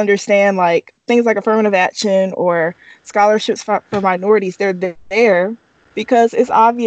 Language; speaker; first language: English; native; English